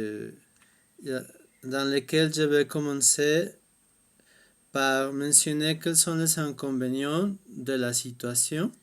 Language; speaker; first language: French; non-native, fluent; Spanish